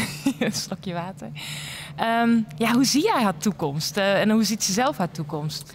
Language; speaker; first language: Dutch; native; Dutch